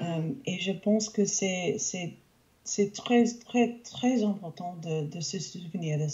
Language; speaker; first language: French; non-native, local second language; English